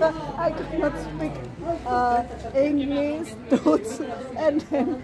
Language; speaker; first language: English; non-native, learner; Javanese